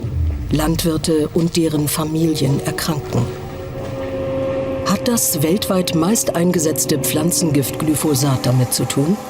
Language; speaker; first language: German; native; German